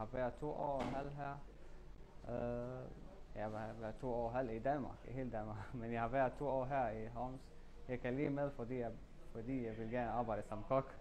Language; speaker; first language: Danish; non-native, learner; Arabic